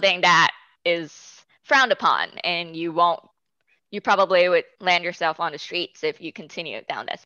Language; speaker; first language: English; native; English